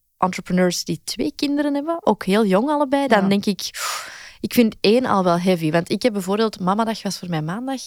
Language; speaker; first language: Dutch; native; Dutch